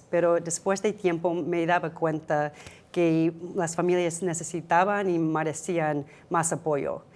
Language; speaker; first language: Spanish; non-native, fluent; English